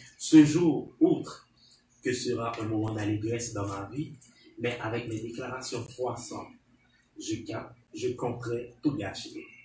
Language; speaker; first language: French; non-native, local second language; Haitian Creole